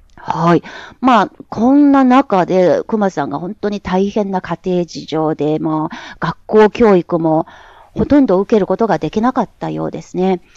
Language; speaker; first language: Japanese; non-native, fluent; Chinese